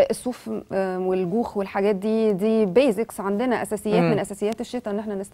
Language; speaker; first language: Arabic; native; Arabic